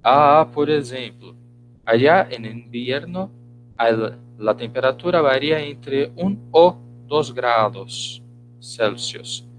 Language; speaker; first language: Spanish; non-native, fluent; Portuguese